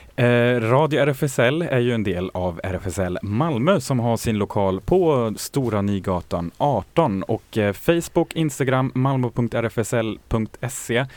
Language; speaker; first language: Swedish; native; Swedish